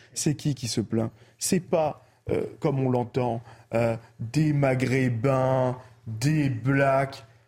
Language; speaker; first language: French; early bilingual, other home language; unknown